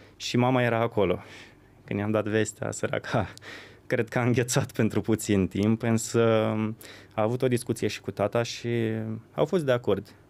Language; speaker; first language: Romanian; native; Romanian